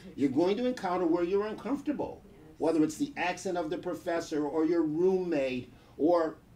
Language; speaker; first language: English; native; English